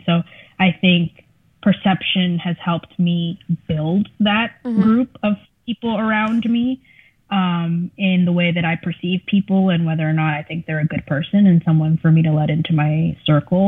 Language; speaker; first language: English; early bilingual, other home language; Spanish